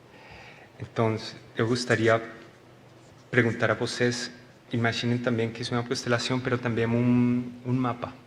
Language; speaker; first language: Portuguese; non-native, learner; Spanish